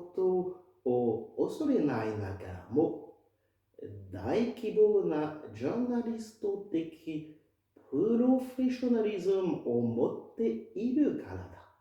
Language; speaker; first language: Japanese; non-native, fluent; French